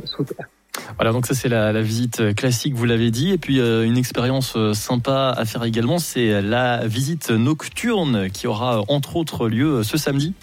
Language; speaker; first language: French; native; French